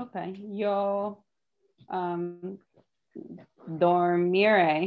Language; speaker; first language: Spanish; non-native, learner; English